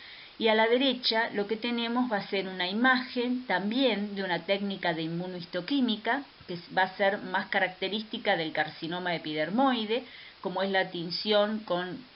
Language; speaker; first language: Spanish; native; Spanish